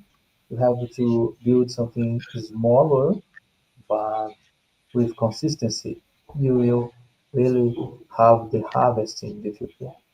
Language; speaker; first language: English; non-native, fluent; Portuguese